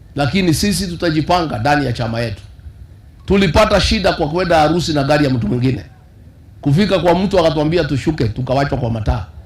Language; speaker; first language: Swahili; non-native, local second language; Kikuyu